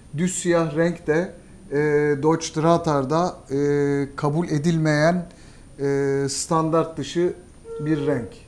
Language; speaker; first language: Turkish; native; Turkish